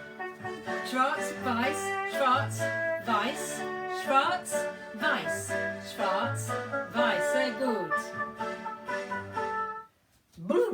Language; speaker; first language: German; non-native, fluent; English